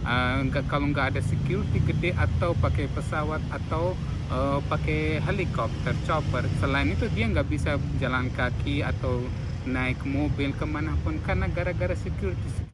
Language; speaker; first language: Indonesian; non-native, fluent; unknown